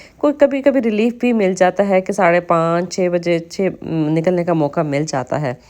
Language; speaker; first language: Urdu; native; Urdu